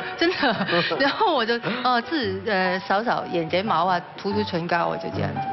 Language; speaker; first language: Chinese; non-native, local second language; Cantonese